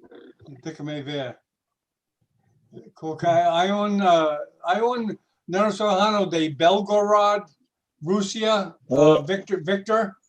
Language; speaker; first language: Spanish; non-native, learner; English